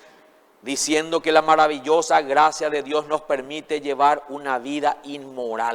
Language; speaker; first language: Spanish; native; Spanish